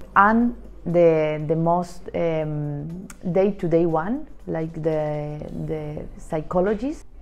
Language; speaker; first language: English; non-native, fluent; Spanish